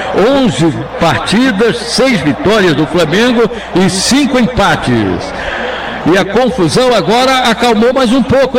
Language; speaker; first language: Portuguese; native; Portuguese